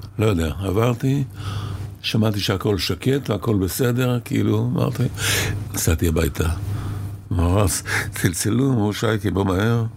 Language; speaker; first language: Hebrew; early bilingual, other home language; Arabic